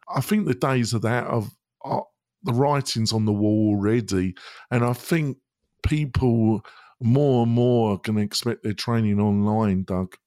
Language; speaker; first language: English; native; English